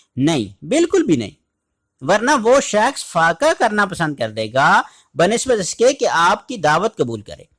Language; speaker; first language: Urdu; native; Urdu